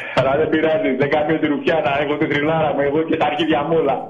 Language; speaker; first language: Greek; native; Greek